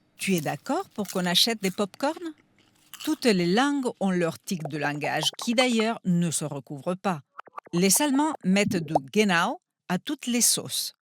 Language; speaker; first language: French; non-native, fluent; Spanish